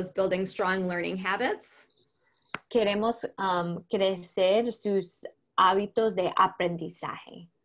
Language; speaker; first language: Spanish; non-native, learner; English